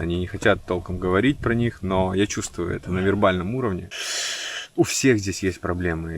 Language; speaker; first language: Russian; native; Russian